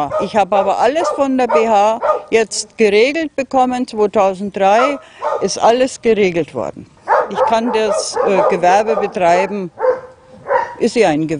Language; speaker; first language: German; non-native, fluent; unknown